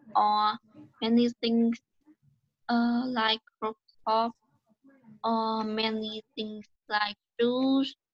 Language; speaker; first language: English; non-native, learner; Vietnamese